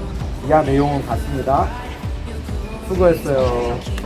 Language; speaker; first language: Korean; native; Korean